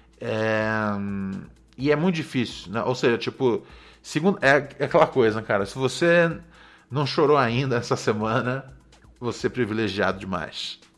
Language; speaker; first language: Portuguese; native; Portuguese